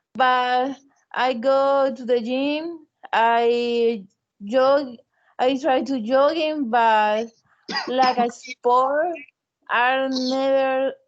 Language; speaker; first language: English; non-native, learner; Spanish